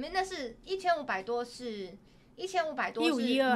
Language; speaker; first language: Chinese; native; Chinese